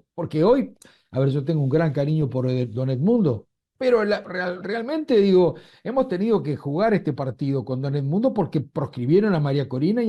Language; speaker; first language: Spanish; native; Spanish